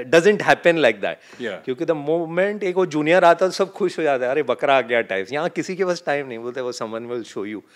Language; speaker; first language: Hindi; non-native, local second language; Malayalam